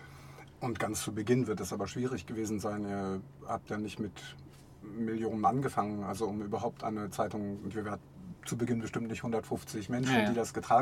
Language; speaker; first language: German; native; German